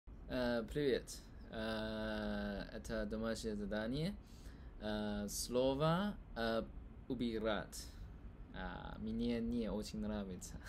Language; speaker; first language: Russian; non-native, learner; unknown